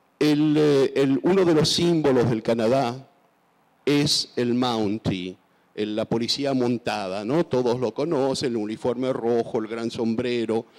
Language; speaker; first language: Spanish; non-native, local second language; English